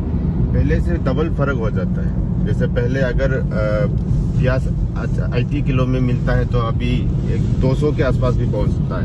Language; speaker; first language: Hindi; non-native, local second language; Manipuri